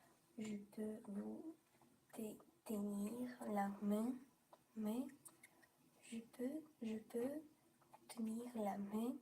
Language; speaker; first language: French; non-native, learner; Russian